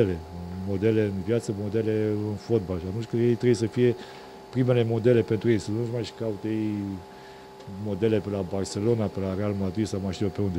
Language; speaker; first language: Romanian; native; Romanian